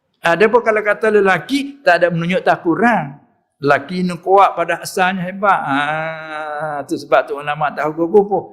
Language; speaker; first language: Malay; native; Malay